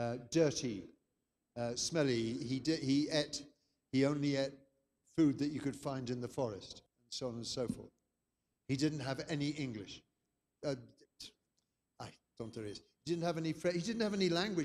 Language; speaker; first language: English; native; English